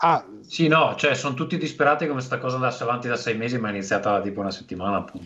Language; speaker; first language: Italian; native; Italian